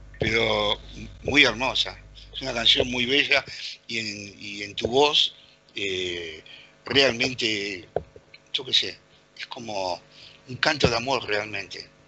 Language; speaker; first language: Spanish; native; Spanish